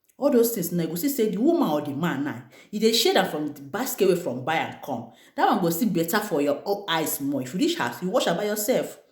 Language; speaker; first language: Nigerian Pidgin; non-native, local second language; Igbo